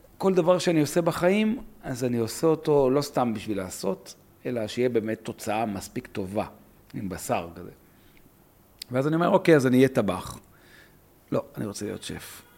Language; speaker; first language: Hebrew; native; Hebrew